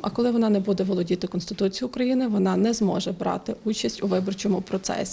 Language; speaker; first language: Ukrainian; native; Ukrainian